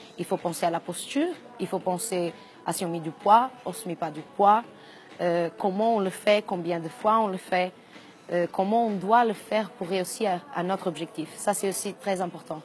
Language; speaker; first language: French; non-native, fluent; Portuguese